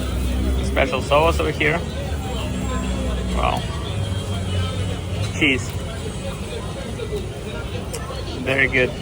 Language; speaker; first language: English; non-native, fluent; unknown